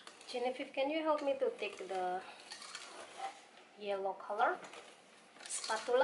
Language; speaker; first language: English; non-native, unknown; Indonesian